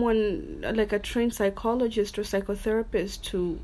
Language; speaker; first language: English; non-native, local second language; Swahili